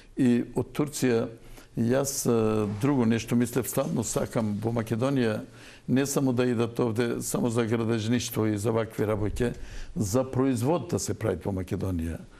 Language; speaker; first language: Macedonian; non-native, local second language; Turkish